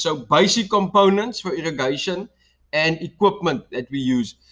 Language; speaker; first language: English; non-native, local second language; Afrikaans